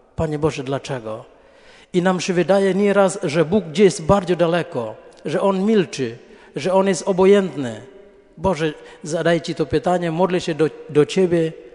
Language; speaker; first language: Polish; non-native, fluent; Indonesian